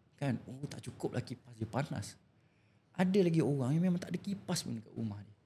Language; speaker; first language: Malay; native; Malay